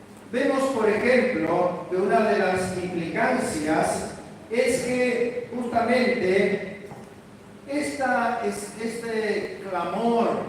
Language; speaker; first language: Spanish; native; Spanish